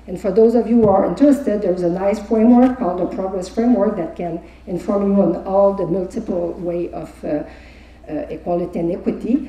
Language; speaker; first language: English; non-native, fluent; French